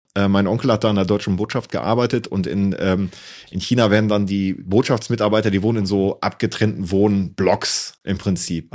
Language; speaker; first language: German; native; German